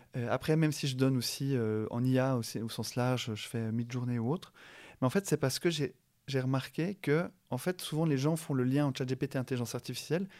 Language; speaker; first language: French; native; French